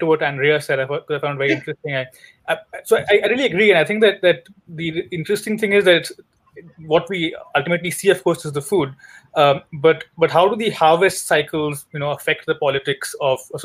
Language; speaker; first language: English; non-native, local second language; Hindi